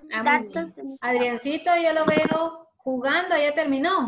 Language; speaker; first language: Spanish; native; Spanish